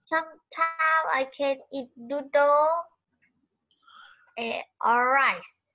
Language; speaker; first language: English; non-native, learner; Vietnamese